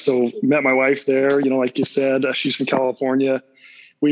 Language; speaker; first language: English; native; English